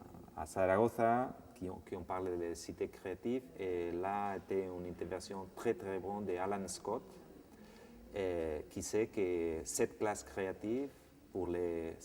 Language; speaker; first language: French; non-native, fluent; Spanish